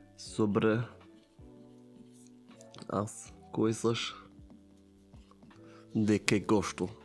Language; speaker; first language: Portuguese; non-native, learner; Italian